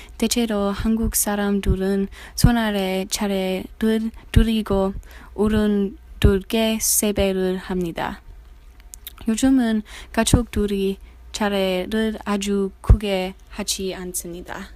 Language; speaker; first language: Korean; non-native, learner; English